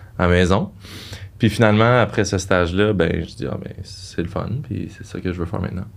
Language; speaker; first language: French; native; French